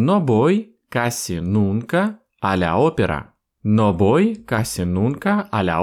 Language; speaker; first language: Spanish; non-native, fluent; Russian